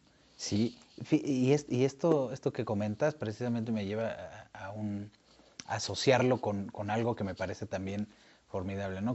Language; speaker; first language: Spanish; native; Spanish